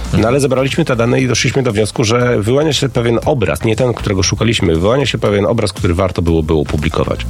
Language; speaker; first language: Polish; native; Polish